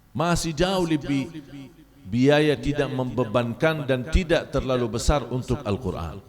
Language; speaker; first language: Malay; non-native, fluent; Arabic